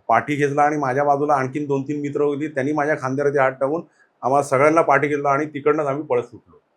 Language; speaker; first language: Marathi; native; Marathi